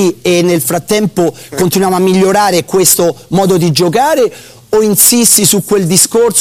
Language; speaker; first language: Italian; native; Italian